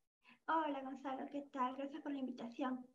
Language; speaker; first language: Spanish; native; Spanish